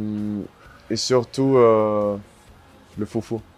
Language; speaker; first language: French; non-native, fluent; German